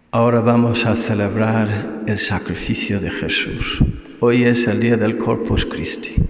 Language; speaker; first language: Spanish; non-native, fluent; English